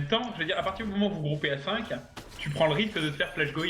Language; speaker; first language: French; native; French